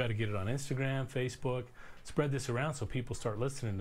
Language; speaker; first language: English; native; English